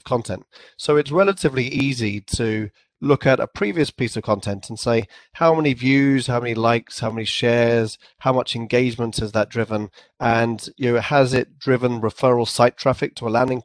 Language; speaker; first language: English; native; English